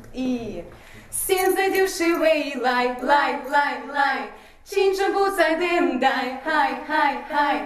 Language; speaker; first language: Russian; native; Russian